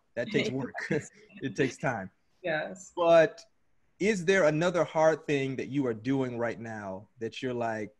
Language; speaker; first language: English; native; English